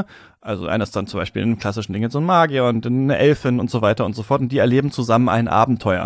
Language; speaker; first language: German; native; German